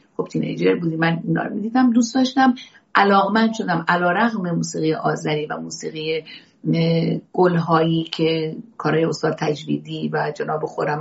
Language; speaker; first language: Persian; non-native, local second language; Azerbaijani